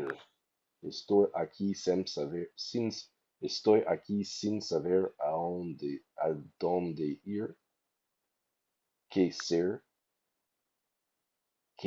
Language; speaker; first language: Spanish; non-native, fluent; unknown